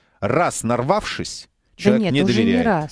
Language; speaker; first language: Russian; native; Russian